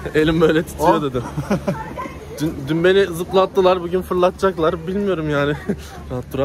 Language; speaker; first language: Turkish; native; Turkish